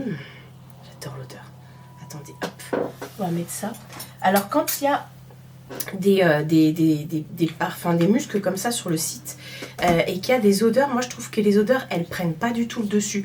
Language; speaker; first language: French; native; French